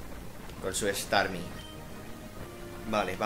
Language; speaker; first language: Spanish; native; Spanish